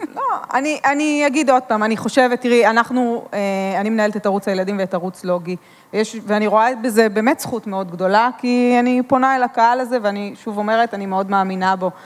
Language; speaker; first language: Hebrew; native; Hebrew